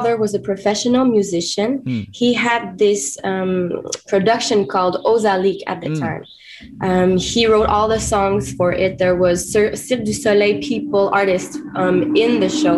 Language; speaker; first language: English; non-native, fluent; French